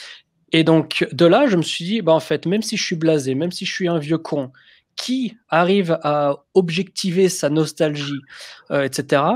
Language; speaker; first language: French; native; French